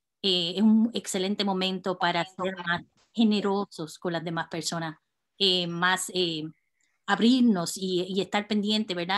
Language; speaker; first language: Spanish; native; Spanish